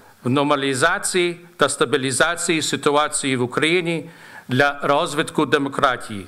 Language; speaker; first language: Ukrainian; early bilingual, heritage; Ukrainian